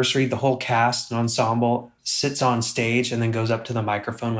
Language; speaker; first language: English; native; English